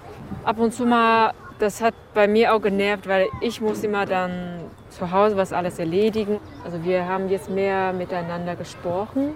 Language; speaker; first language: German; non-native, fluent; Chinese